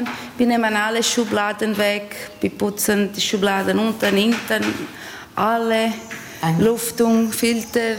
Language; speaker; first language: German; non-native, learner; Portuguese